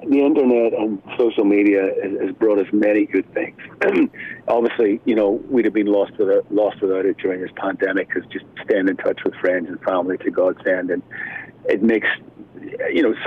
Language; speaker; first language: English; native; English